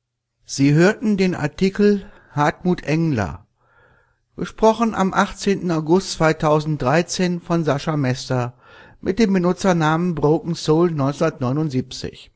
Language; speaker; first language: German; native; German